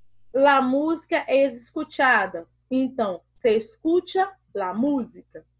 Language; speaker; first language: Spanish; non-native, learner; Portuguese